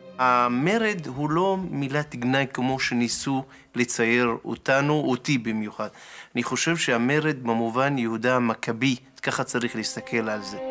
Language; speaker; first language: Hebrew; non-native, local second language; Arabic